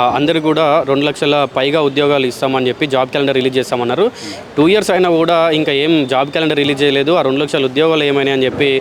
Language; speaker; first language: Telugu; native; Telugu